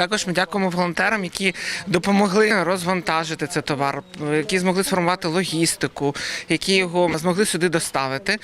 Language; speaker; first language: Ukrainian; native; Ukrainian